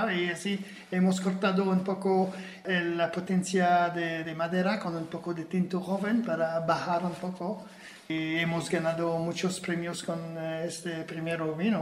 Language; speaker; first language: Spanish; non-native, fluent; French